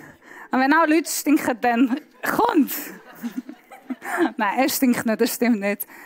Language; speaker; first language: German; non-native, fluent; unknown